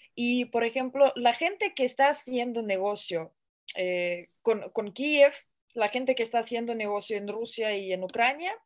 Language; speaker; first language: Spanish; non-native, fluent; Russian